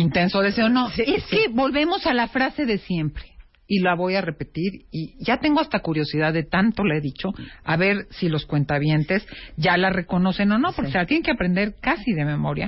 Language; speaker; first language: Spanish; native; Spanish